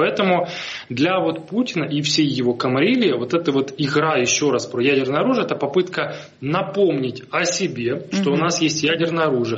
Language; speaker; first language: Russian; native; Russian